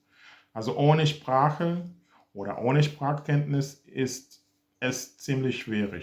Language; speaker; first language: German; non-native, fluent; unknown